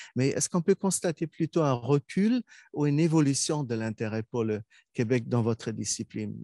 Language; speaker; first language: French; non-native, fluent; German